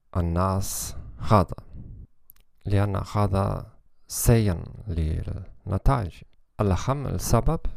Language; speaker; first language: Arabic; non-native, learner; German